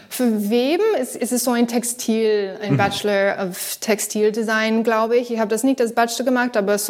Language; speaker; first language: German; non-native, learner; English